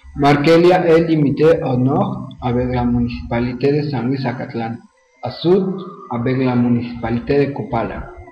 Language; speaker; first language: French; non-native, learner; Spanish